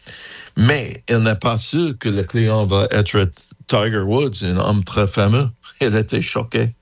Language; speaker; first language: French; non-native, learner; English